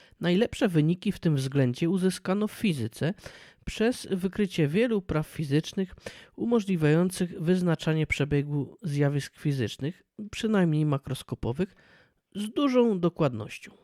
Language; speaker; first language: Polish; native; Polish